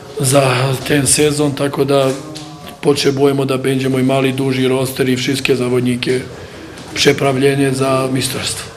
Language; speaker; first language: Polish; non-native, learner; Croatian